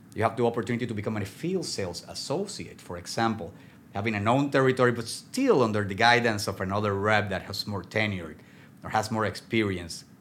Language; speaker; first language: English; non-native, fluent; Spanish